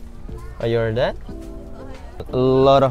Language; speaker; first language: English; non-native, fluent; Indonesian